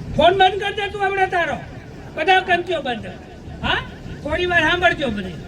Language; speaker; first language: Gujarati; native; Gujarati